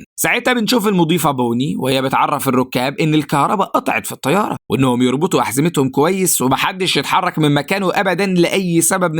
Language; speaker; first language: Arabic; native; Arabic